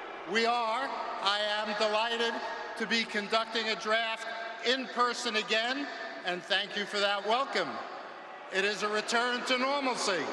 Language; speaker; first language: English; native; English